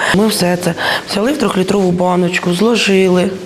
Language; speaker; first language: Ukrainian; native; Ukrainian